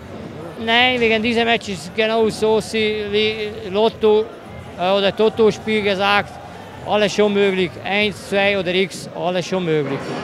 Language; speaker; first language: German; non-native, learner; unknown